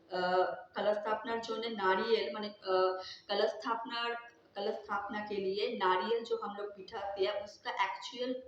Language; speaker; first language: Hindi; non-native, local second language; Bangla